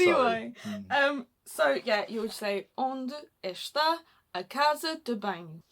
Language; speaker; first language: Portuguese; non-native, learner; English